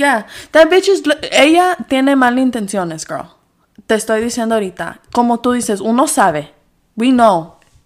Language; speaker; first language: Spanish; early bilingual, heritage; Spanish